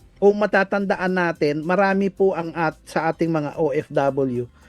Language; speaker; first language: Filipino; native; Filipino